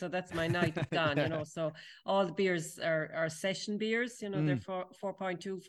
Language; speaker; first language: English; native; English